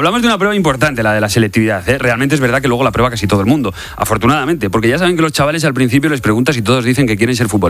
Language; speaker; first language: Spanish; native; Spanish